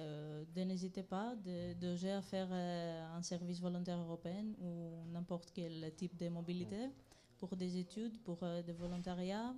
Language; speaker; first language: French; non-native, fluent; Greek